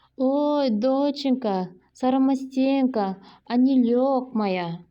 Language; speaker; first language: Russian; non-native, local second language; Kazakh